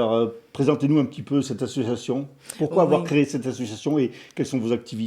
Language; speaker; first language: French; native; French